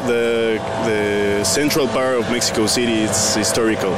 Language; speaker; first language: English; non-native, fluent; Spanish